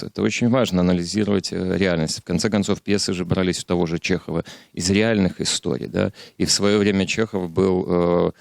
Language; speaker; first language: Russian; native; Russian